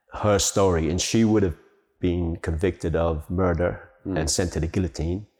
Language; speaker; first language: English; native; English